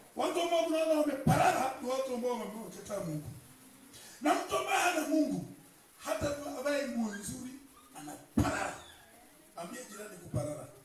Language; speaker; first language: Swahili; non-native, local second language; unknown